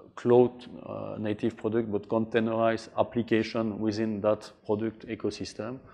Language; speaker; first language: English; non-native, fluent; French